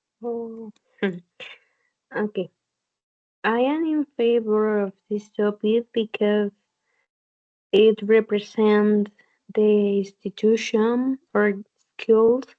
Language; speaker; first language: English; non-native, learner; Spanish